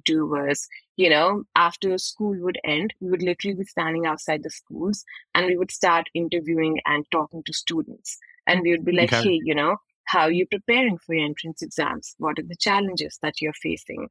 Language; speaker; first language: English; non-native, local second language; Hindi